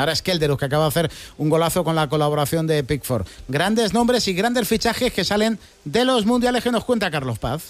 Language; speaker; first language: Spanish; native; Spanish